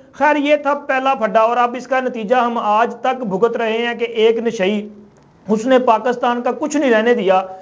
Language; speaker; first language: Urdu; non-native, local second language; Punjabi